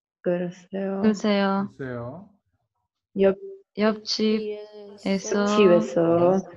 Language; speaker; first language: Korean; non-native, learner; Spanish